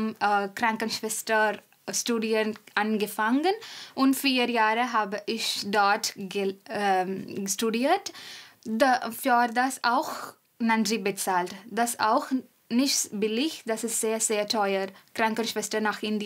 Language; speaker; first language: German; non-native, fluent; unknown